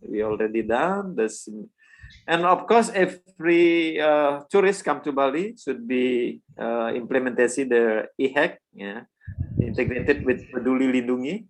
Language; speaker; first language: English; non-native, learner; Indonesian